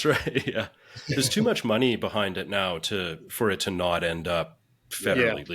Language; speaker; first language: English; native; English